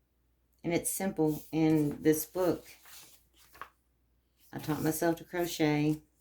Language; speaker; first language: English; native; English